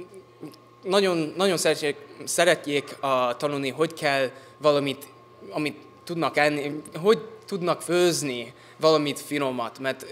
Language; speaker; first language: Hungarian; early bilingual, heritage; English